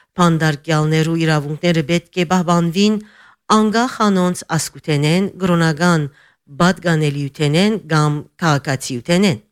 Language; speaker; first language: Armenian; early bilingual, heritage; Armenian